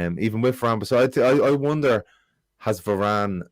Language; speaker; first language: English; native; English